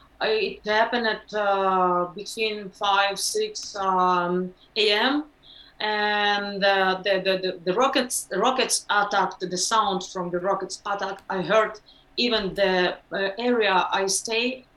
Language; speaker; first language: English; non-native, learner; Ukrainian